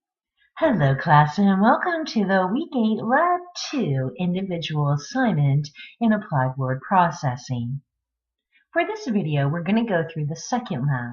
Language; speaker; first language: English; native; English